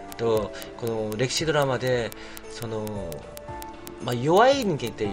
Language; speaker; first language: Japanese; non-native, fluent; Korean